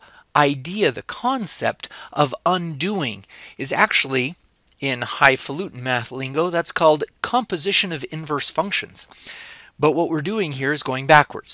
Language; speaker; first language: English; native; English